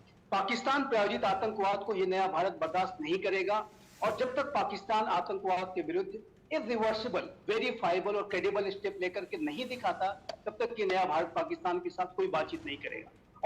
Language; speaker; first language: Hindi; native; Hindi